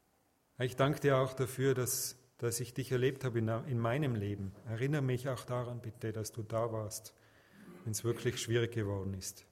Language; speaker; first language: German; native; German